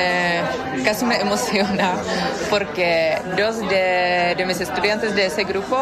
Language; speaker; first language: Spanish; non-native, fluent; Czech